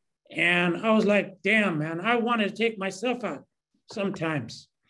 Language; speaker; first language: English; early bilingual, other home language; Spanish